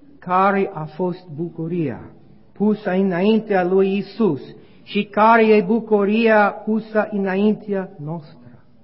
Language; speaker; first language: Romanian; non-native, learner; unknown